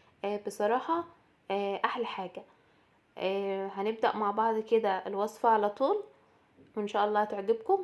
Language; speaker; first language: Arabic; native; Arabic